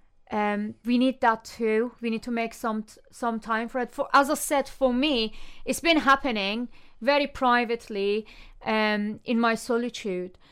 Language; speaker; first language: English; non-native, fluent; Persian